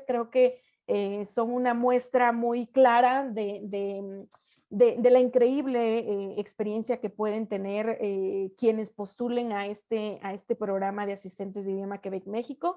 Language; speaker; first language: Spanish; native; Spanish